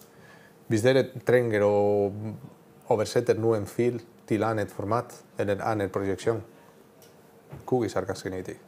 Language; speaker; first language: Norwegian; non-native, learner; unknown